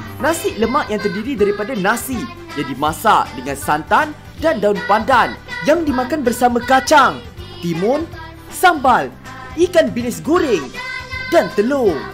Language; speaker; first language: Malay; native; Malay